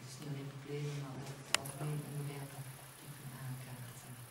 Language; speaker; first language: Dutch; native; Dutch